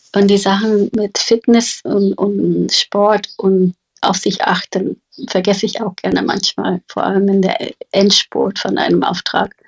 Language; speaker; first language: German; non-native, fluent; English